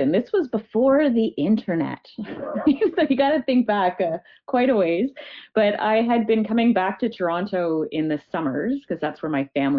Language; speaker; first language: English; native; English